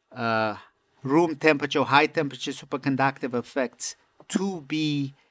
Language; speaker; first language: English; non-native, fluent; Romanian